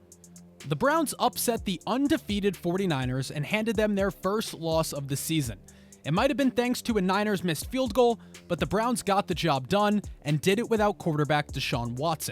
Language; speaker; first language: English; native; English